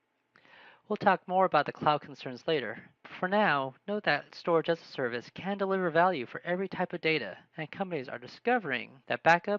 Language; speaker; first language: English; native; English